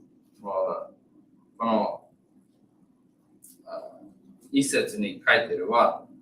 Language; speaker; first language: Japanese; non-native, learner; English